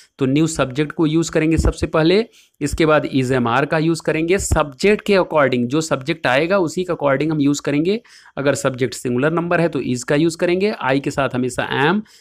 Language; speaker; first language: Hindi; native; Hindi